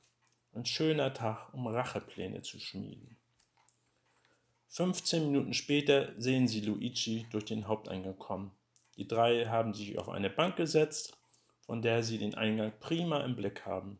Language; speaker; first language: German; native; German